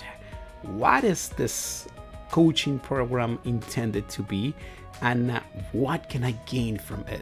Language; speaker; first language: English; non-native, fluent; Spanish